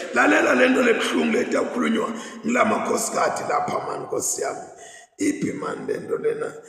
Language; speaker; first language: Zulu; non-native, local second language; Swati